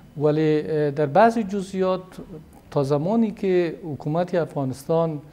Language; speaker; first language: Persian; native; Persian